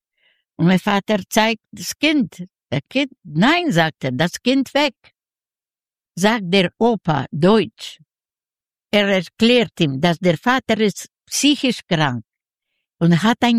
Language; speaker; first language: German; non-native, learner; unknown